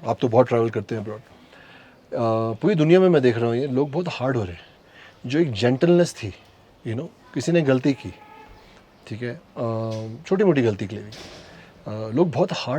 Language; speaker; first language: Hindi; native; Hindi